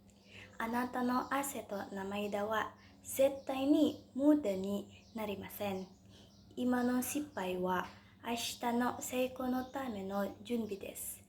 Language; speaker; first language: Japanese; non-native, learner; Indonesian